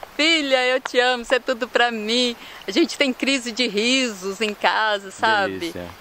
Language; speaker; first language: Portuguese; native; Portuguese